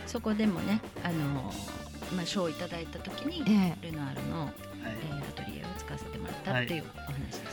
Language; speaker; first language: Japanese; native; Japanese